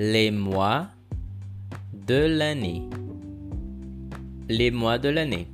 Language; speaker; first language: French; non-native, fluent; Portuguese